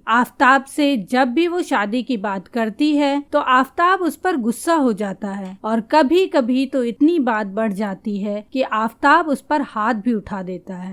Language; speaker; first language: Hindi; native; Hindi